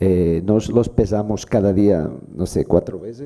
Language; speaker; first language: Portuguese; non-native, learner; Spanish